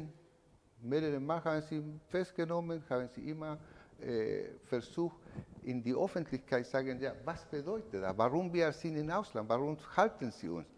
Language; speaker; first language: German; non-native, learner; Spanish